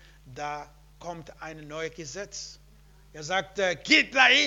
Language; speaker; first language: German; non-native, learner; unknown